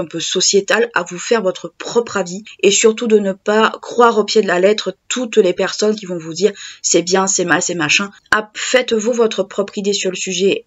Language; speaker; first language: French; native; French